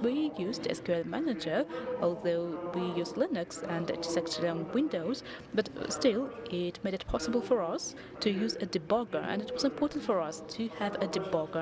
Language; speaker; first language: English; non-native, fluent; Russian